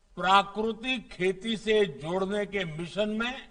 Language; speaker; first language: Hindi; non-native, local second language; Gujarati